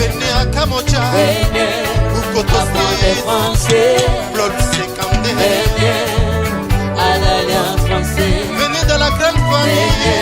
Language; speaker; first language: French; non-native, learner; English